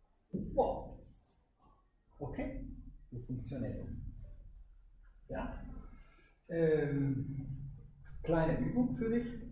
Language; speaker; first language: German; non-native, fluent; Hungarian